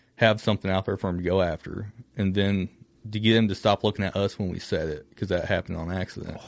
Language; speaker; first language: English; native; English